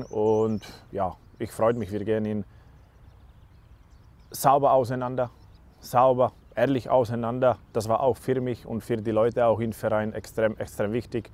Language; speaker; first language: German; non-native, learner; Slovak